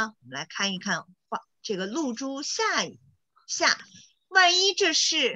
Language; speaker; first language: Chinese; native; Chinese